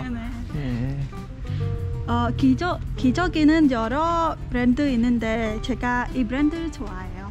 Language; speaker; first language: Korean; non-native, learner; Khmer